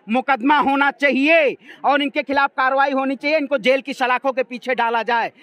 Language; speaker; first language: Hindi; native; Hindi